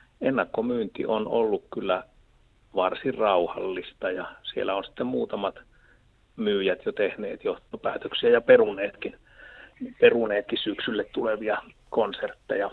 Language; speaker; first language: Finnish; native; Finnish